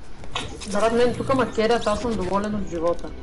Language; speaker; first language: Bulgarian; native; Bulgarian